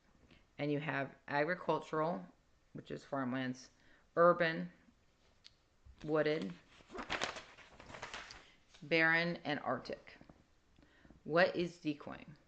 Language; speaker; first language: English; native; English